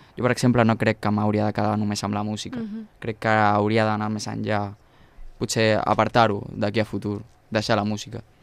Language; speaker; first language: Catalan; non-native, local second language; Spanish